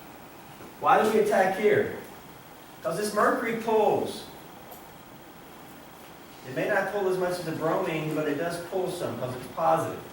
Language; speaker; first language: English; native; English